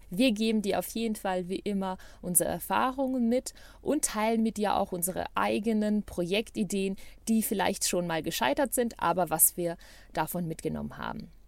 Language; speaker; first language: German; non-native, fluent; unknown